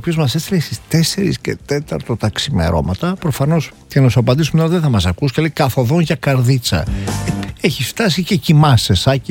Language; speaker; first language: Greek; native; Greek